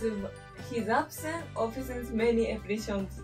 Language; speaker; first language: English; non-native, learner; Japanese